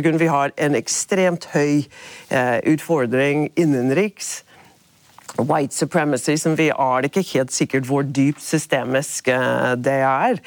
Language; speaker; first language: Norwegian; non-native, fluent; English